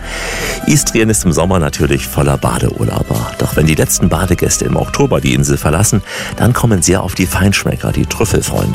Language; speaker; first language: German; native; German